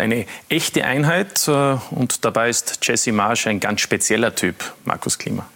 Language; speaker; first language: German; native; German